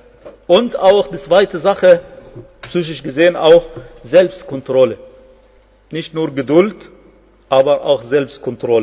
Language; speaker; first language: German; non-native, fluent; Arabic